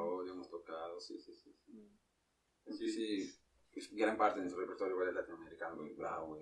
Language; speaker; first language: Spanish; native; Spanish